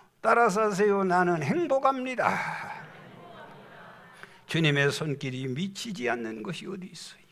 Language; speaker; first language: Korean; native; Korean